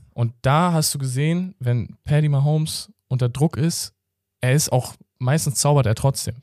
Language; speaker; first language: German; native; German